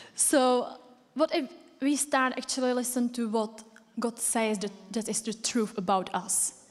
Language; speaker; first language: English; non-native, fluent; Czech